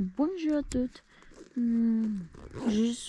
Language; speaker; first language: French; non-native, learner; Spanish